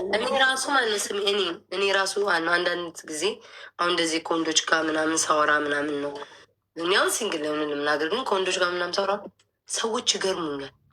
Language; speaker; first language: Amharic; native; Amharic